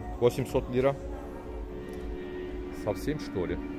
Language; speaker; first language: Russian; non-native, learner; Turkish